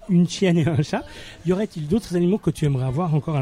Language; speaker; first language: French; native; French